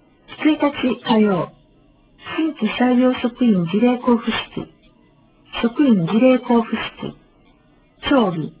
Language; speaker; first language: Japanese; native; Japanese